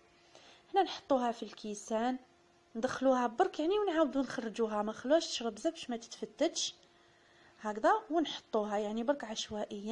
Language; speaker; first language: Arabic; native; Arabic